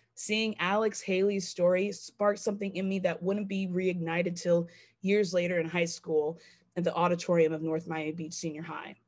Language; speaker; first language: English; native; English